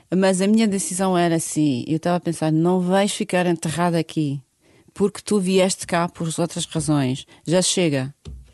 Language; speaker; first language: Portuguese; non-native, fluent; Bosnian